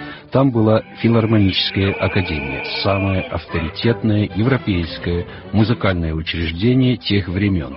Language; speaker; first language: Russian; non-native, fluent; Italian